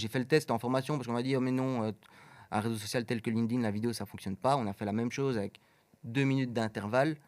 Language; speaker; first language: French; native; French